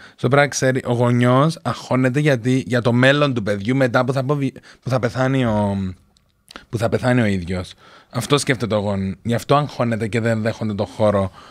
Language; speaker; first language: Greek; native; Greek